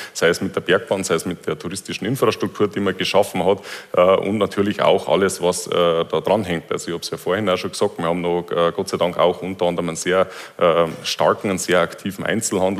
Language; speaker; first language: German; native; German